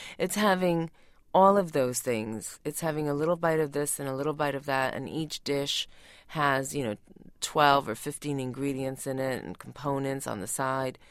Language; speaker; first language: English; early bilingual, other home language; Tamil